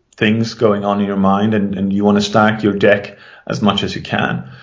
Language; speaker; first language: English; non-native, fluent; Swedish